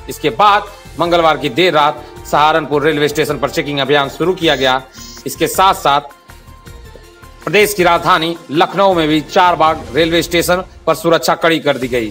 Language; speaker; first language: Hindi; native; Hindi